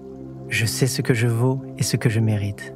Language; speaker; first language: French; native; French